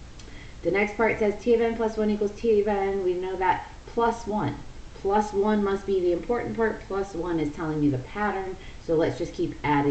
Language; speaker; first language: English; native; English